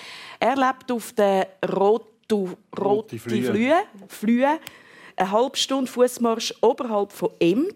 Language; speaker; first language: German; native; German